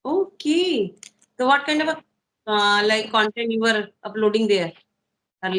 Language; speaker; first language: English; non-native, fluent; Hindi